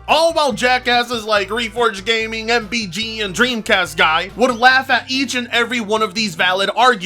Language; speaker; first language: English; native; English